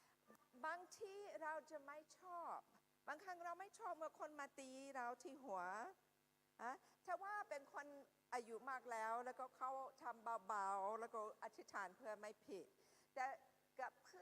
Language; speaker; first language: Thai; non-native, fluent; English